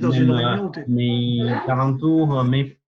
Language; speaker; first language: French; non-native, fluent; Chinese